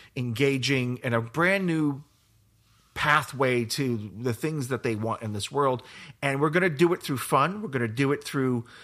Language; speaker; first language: English; native; English